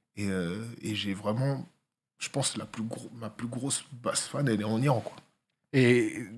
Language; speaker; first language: French; native; French